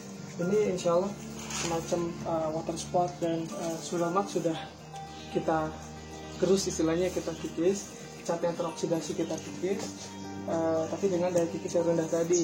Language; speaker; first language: Indonesian; native; Indonesian